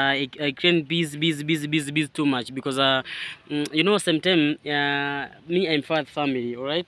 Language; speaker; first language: English; non-native, learner; Swahili